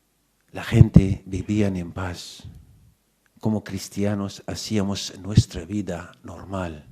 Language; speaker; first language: Spanish; non-native, fluent; Arabic